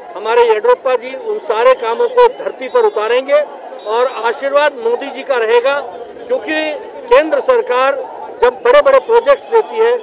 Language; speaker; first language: Hindi; native; Hindi